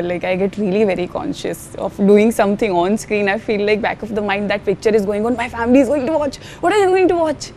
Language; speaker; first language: English; non-native, local second language; Hindi